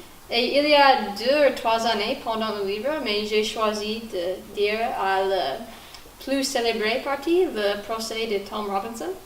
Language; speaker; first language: French; non-native, learner; English